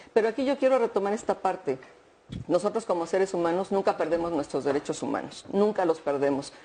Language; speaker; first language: Spanish; native; Spanish